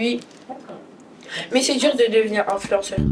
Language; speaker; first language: French; native; French